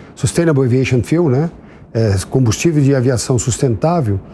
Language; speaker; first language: Portuguese; native; Portuguese